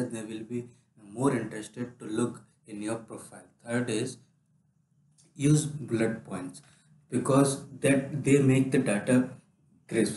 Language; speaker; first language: English; non-native, local second language; Hindi